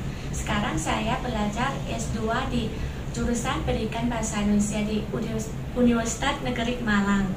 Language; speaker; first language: Indonesian; non-native, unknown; Thai